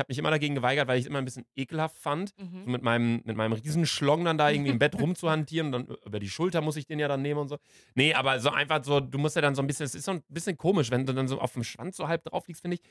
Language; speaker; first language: German; native; German